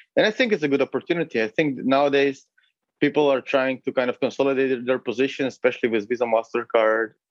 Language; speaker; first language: English; non-native, fluent; Hebrew